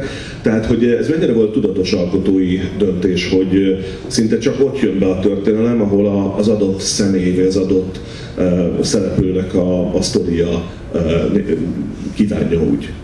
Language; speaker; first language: Hungarian; native; Hungarian